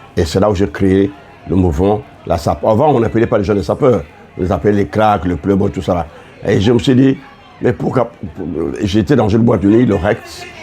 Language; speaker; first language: French; non-native, local second language; Lingala